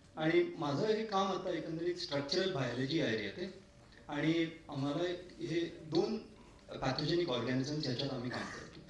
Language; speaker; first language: Marathi; non-native, local second language; Tamil